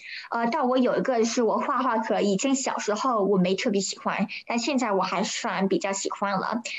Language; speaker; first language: Chinese; early bilingual, heritage; Chinese